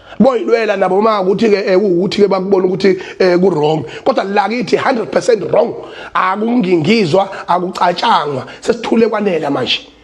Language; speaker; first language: Zulu; native; Zulu